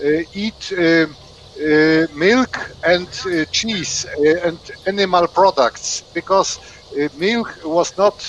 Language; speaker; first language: English; non-native, fluent; Polish